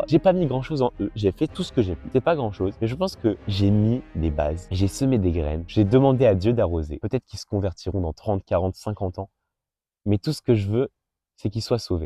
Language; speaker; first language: French; native; French